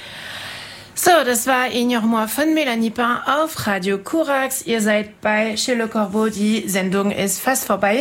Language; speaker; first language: German; non-native, fluent; French